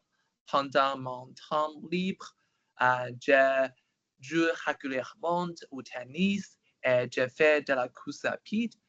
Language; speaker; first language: French; non-native, learner; Chinese